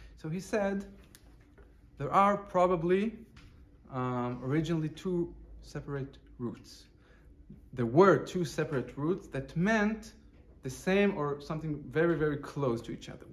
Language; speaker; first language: English; non-native, fluent; Hebrew